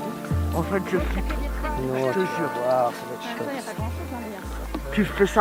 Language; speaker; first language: French; native; French